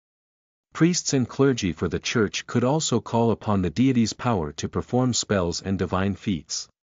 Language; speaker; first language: English; native; English